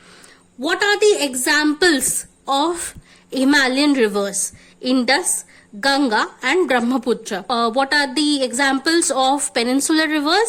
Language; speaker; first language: English; non-native, local second language; Hindi